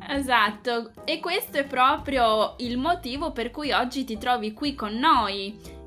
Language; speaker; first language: Italian; native; Italian